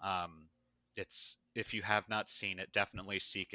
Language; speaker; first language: English; native; English